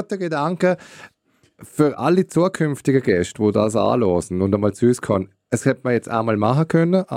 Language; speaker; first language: German; native; German